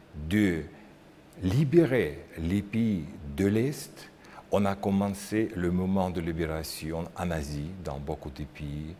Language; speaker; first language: French; non-native, learner; Russian